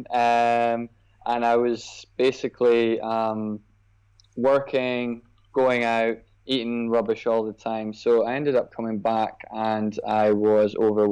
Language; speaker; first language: English; native; English